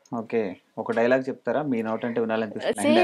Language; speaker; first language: Telugu; native; Telugu